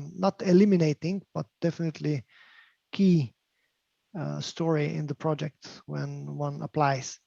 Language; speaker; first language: English; non-native, fluent; Slovenian